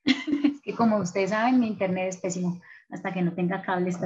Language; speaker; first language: Spanish; native; Spanish